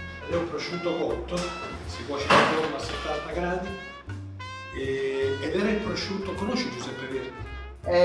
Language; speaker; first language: Italian; native; Italian